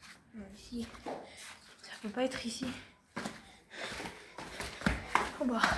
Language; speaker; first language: French; native; French